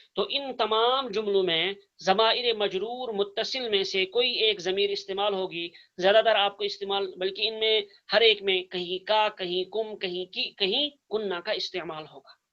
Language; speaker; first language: Urdu; non-native, local second language; Kashmiri